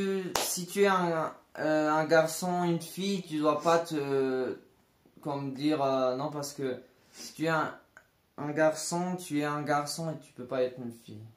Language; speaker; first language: French; non-native, learner; Spanish